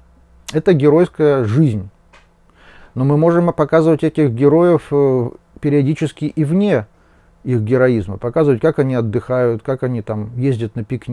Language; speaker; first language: Russian; native; Russian